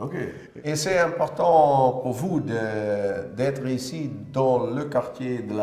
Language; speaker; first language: French; non-native, fluent; Dutch